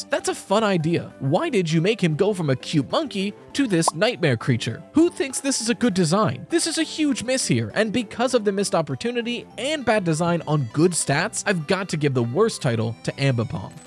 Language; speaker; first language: English; native; English